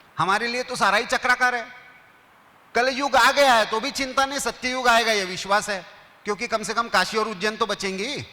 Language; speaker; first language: Hindi; non-native, local second language; Marathi